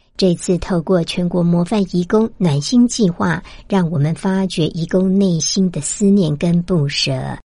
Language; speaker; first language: Chinese; native; Chinese